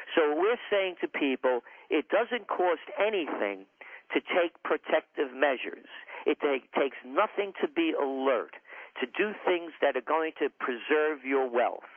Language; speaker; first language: English; native; English